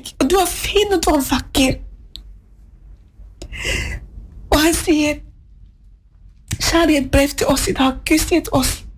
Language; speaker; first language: Swedish; non-native, learner; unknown